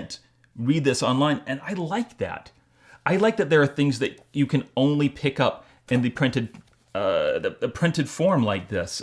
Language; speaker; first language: English; native; English